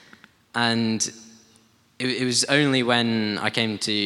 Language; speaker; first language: English; native; English